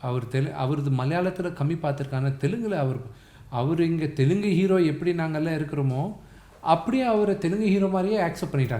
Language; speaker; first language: Tamil; non-native, local second language; Telugu